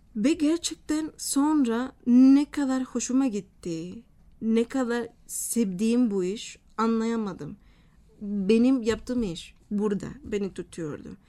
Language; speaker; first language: Turkish; non-native, fluent; Spanish